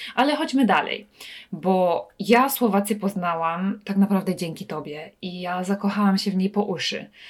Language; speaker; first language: Polish; native; Polish